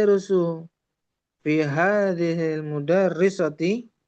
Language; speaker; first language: Arabic; non-native, learner; Indonesian